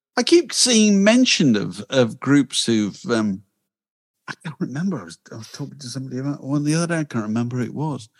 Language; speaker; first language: English; native; English